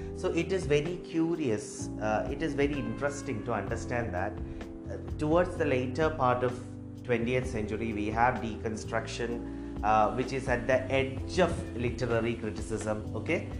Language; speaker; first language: English; non-native, local second language; Malayalam